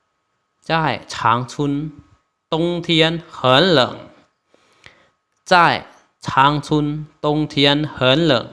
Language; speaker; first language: Chinese; non-native, fluent; Lao